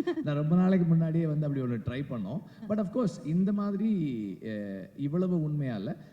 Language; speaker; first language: Tamil; native; Tamil